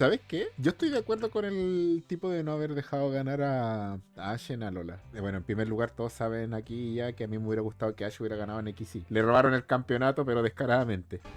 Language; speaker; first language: Spanish; native; Spanish